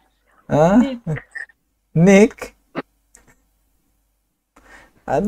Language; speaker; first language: English; non-native, learner; Indonesian